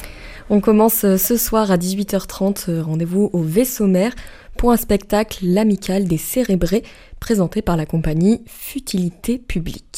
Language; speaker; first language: French; native; French